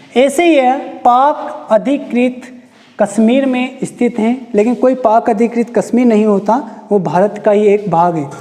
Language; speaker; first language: Hindi; native; Hindi